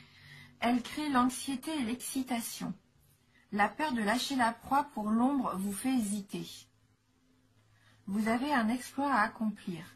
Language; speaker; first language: French; native; French